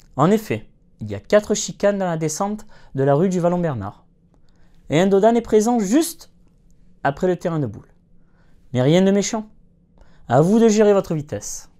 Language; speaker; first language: French; native; French